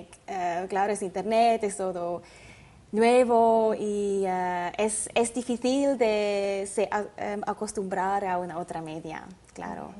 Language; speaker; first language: Spanish; non-native, learner; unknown